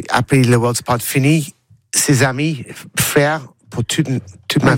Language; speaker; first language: French; non-native, learner; English